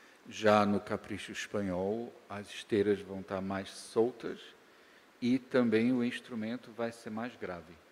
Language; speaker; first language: Portuguese; native; Portuguese